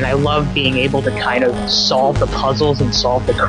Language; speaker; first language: English; native; English